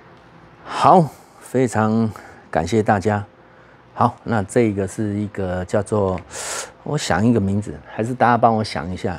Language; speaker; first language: Chinese; native; Chinese